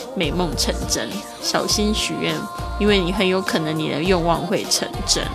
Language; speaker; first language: Chinese; native; Chinese